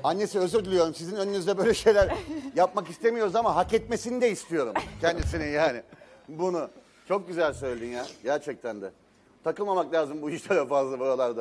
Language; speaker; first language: Turkish; native; Turkish